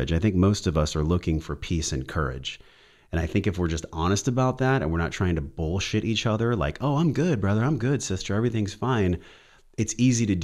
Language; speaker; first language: English; native; English